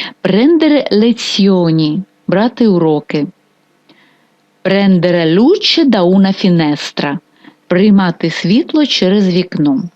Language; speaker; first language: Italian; non-native, fluent; Ukrainian